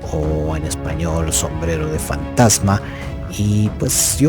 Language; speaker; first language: Spanish; native; Spanish